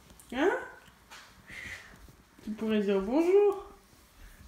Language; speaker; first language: French; native; French